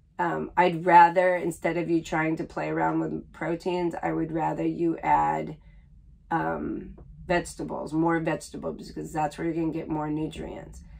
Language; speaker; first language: English; native; English